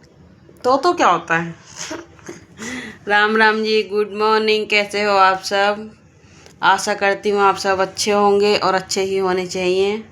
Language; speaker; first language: Hindi; native; Hindi